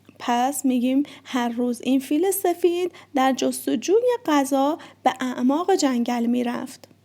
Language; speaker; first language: Persian; native; Persian